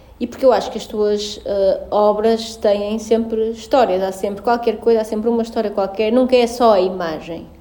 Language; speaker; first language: Portuguese; native; Portuguese